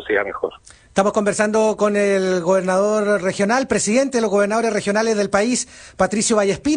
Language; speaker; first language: Spanish; native; Spanish